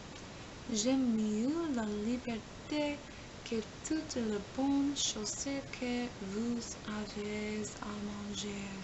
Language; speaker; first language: French; non-native, learner; English